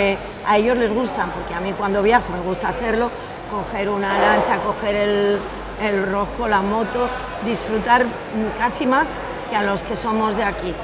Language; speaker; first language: Spanish; native; Spanish